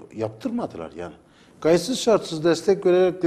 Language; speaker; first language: Turkish; native; Turkish